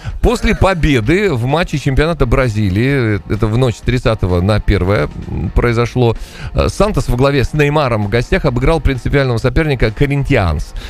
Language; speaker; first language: Russian; native; Russian